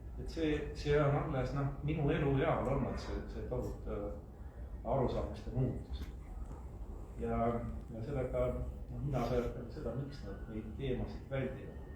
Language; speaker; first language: Estonian; native; Estonian